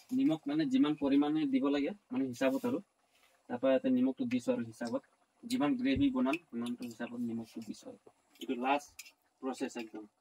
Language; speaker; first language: Assamese; non-native, local second language; Sadri